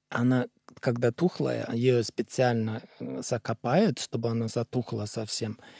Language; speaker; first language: Russian; non-native, fluent; Icelandic